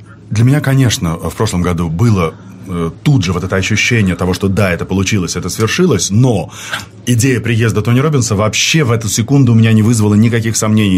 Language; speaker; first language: Russian; native; Russian